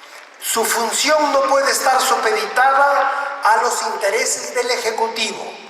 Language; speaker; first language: Spanish; native; Spanish